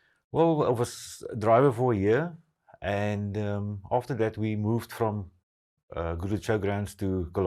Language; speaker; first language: English; non-native, local second language; Afrikaans